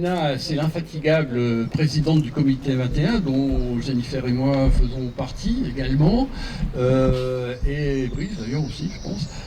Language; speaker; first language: French; native; French